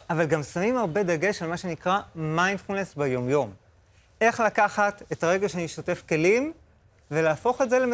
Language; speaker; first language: Hebrew; native; Hebrew